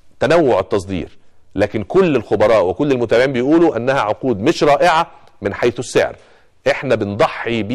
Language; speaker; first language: Arabic; native; Arabic